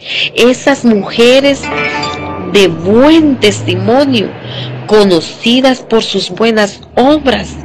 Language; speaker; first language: Spanish; native; Spanish